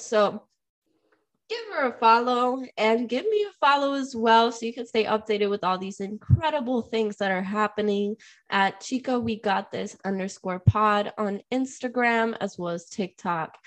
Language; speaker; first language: English; non-native, fluent; Spanish